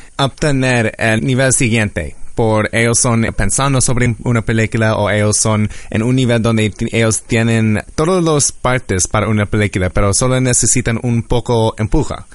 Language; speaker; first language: Spanish; early bilingual, heritage; English